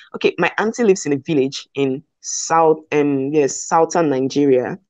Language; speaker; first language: English; non-native, local second language; Igbo